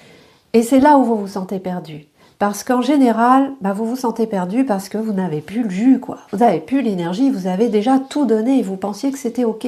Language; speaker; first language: French; native; French